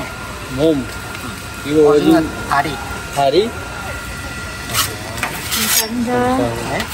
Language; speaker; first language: Korean; non-native, learner; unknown